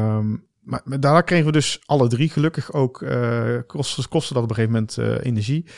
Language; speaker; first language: Dutch; native; Dutch